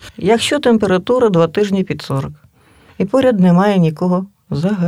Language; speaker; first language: Ukrainian; native; Ukrainian